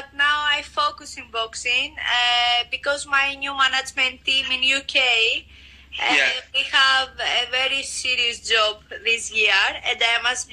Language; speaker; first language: English; non-native, learner; Greek